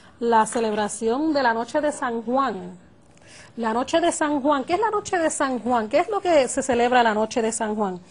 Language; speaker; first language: Spanish; native; Spanish